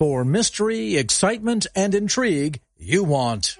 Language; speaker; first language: English; native; English